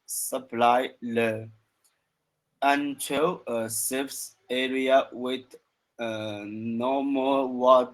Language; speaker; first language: English; non-native, learner; Chinese